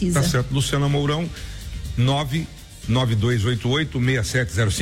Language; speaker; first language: Portuguese; native; Portuguese